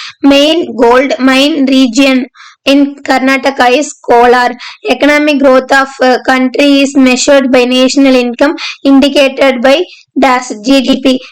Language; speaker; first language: English; non-native, local second language; Tamil